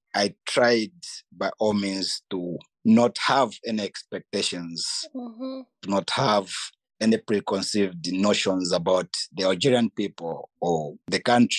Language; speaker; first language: English; non-native, local second language; Nyanja